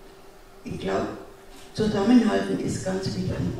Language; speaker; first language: German; non-native, fluent; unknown